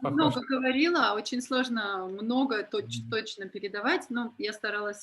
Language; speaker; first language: Russian; native; Russian